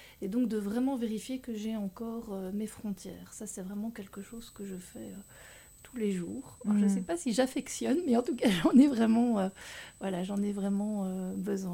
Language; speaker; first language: French; native; French